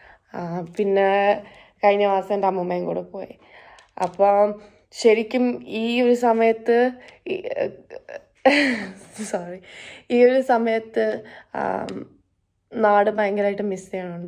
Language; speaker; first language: Malayalam; early bilingual, heritage; Malayalam